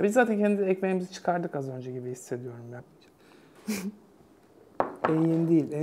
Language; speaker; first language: Turkish; native; Turkish